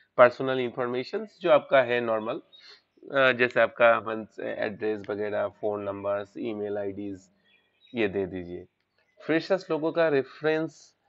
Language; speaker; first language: Hindi; non-native, local second language; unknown